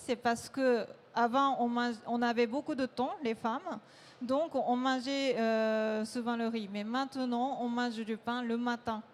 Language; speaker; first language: French; non-native, fluent; Japanese